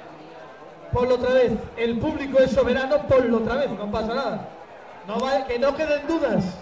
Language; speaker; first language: Spanish; native; Spanish